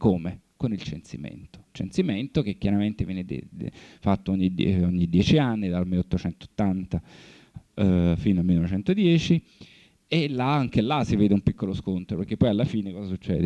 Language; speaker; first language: Italian; native; Italian